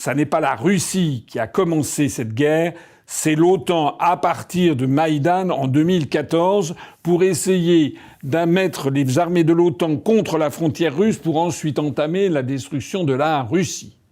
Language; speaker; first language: French; native; French